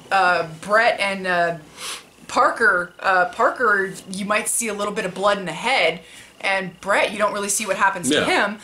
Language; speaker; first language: English; native; English